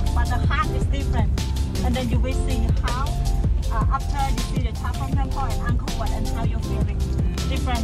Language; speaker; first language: English; non-native, learner; Khmer